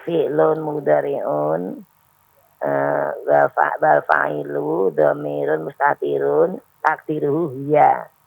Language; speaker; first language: Arabic; non-native, learner; Indonesian